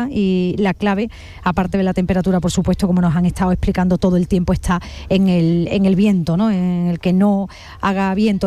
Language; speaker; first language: Spanish; native; Spanish